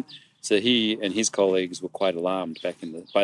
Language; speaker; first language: English; native; English